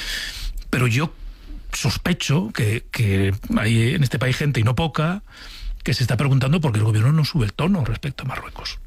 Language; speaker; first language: Spanish; native; Spanish